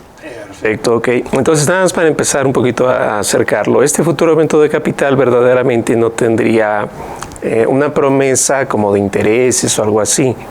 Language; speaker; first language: Spanish; native; Spanish